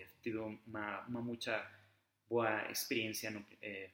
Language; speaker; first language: Portuguese; non-native, fluent; Spanish